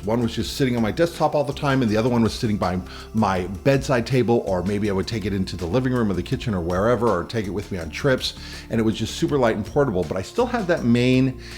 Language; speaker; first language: English; native; English